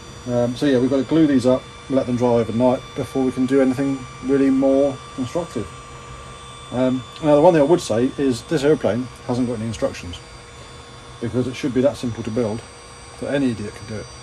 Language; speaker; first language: English; native; English